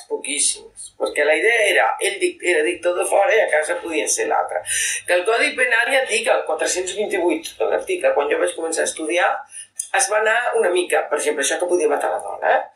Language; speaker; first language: Catalan; native; Catalan